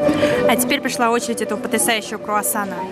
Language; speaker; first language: Russian; native; Russian